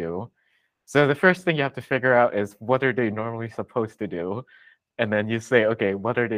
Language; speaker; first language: English; non-native, local second language; Cantonese